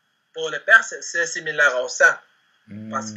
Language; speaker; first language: French; non-native, learner; Spanish